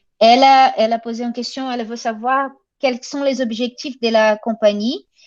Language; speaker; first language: French; non-native, fluent; Portuguese